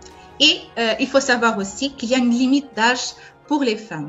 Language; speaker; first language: French; non-native, fluent; Portuguese